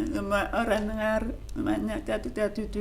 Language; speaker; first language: Indonesian; non-native, local second language; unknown